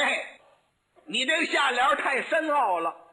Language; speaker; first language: Chinese; native; Chinese